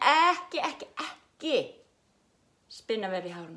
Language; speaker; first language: Icelandic; non-native, fluent; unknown